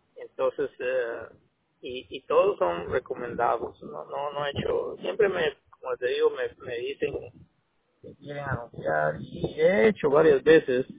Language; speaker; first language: Spanish; native; Spanish